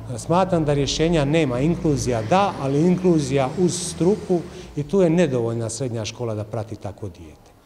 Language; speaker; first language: Croatian; native; Croatian